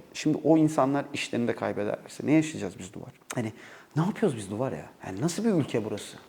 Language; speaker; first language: Turkish; native; Turkish